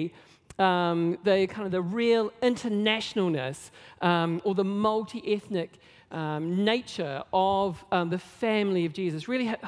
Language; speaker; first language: English; native; English